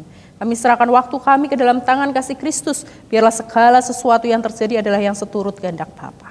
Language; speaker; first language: Indonesian; native; Indonesian